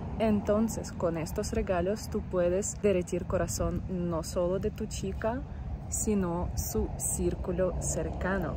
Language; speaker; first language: Spanish; non-native, fluent; Ukrainian